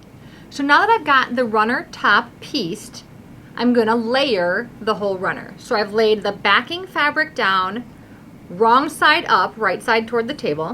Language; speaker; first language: English; native; English